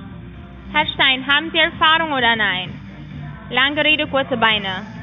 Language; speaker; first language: German; non-native, fluent; Russian